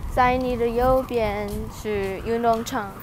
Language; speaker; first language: Chinese; non-native, learner; English